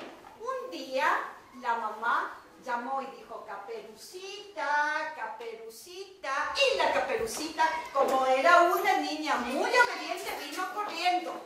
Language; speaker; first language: Spanish; native; Spanish